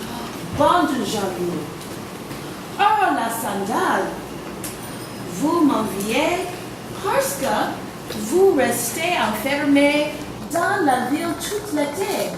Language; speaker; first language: French; non-native, fluent; English